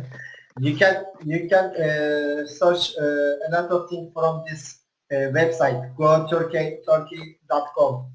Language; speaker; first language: English; non-native, learner; Turkish